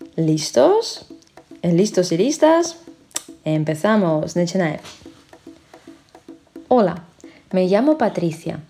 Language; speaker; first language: Spanish; non-native, fluent; Russian